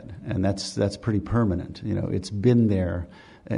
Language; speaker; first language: English; native; English